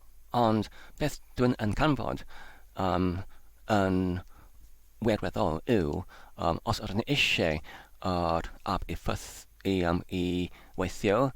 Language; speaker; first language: Welsh; non-native, fluent; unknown